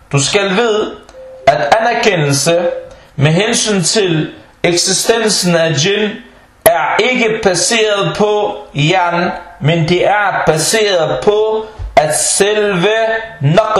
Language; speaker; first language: Danish; early bilingual, other home language; Arabic